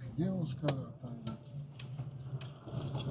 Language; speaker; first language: Russian; non-native, local second language; Uzbek